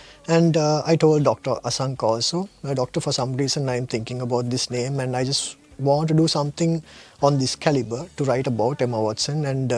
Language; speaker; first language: English; non-native, local second language; Sinhala